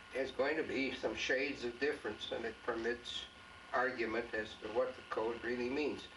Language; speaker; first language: English; native; English